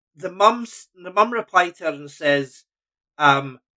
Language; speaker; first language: English; native; English